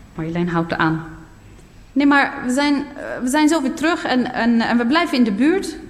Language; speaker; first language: Dutch; early bilingual, other home language; Berber languages